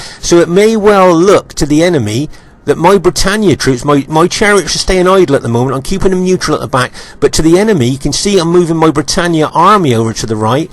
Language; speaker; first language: English; native; English